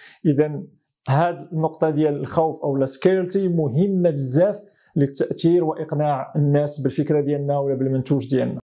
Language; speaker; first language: Arabic; native; Arabic